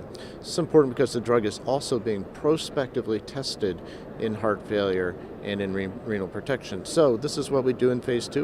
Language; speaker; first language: English; native; English